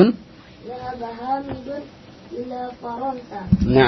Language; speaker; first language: Arabic; non-native, learner; Indonesian